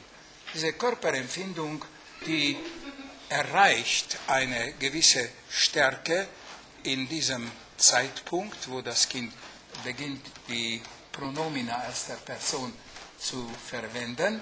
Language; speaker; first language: German; non-native, fluent; Hungarian